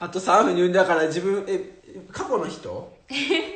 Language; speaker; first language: Japanese; native; Japanese